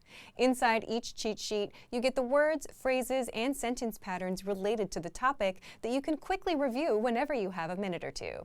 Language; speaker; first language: English; native; English